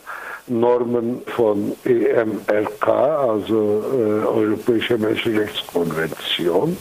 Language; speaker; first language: German; non-native, fluent; Kurdish